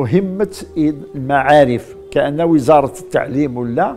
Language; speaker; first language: Arabic; native; Arabic